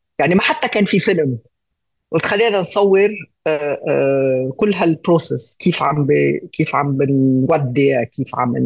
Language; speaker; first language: Arabic; native; Arabic